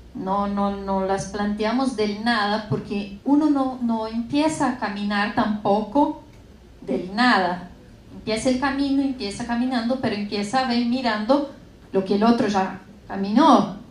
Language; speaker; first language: Spanish; non-native, fluent; Portuguese